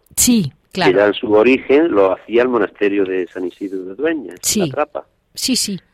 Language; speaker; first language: Spanish; native; Spanish